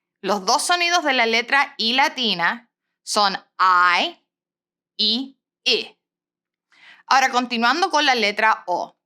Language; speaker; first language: Spanish; non-native, fluent; English